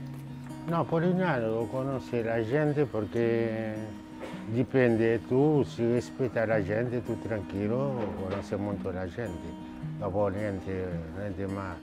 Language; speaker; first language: Italian; non-native, learner; Haitian Creole